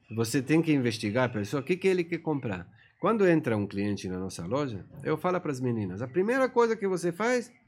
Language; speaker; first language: Portuguese; non-native, fluent; Persian